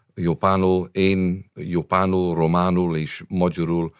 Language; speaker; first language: Hungarian; non-native, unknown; English